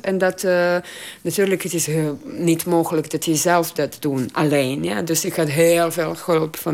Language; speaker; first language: Dutch; non-native, learner; Croatian